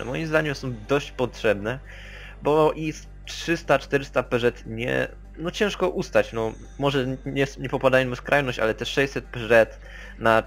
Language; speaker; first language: Polish; native; Polish